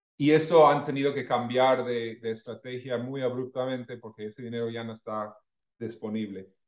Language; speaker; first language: Spanish; non-native, fluent; English